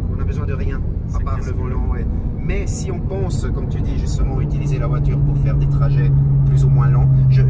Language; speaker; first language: French; native; French